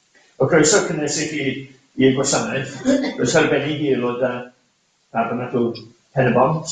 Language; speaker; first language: Welsh; native; Welsh